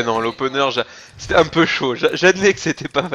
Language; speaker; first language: French; native; French